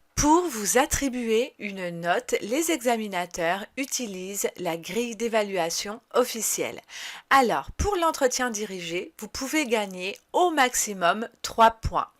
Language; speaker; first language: French; native; French